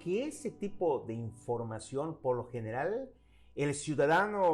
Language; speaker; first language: Spanish; native; Spanish